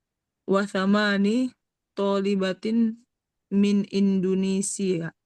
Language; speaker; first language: Arabic; non-native, learner; Indonesian